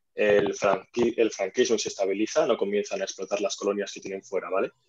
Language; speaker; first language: Spanish; non-native, fluent; Arabic